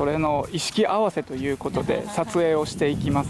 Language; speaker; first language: Japanese; native; Japanese